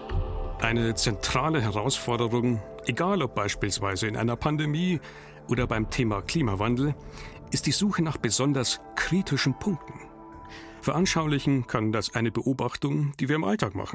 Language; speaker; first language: German; native; German